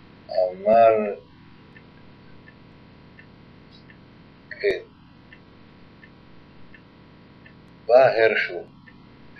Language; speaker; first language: Hebrew; non-native, fluent; Yiddish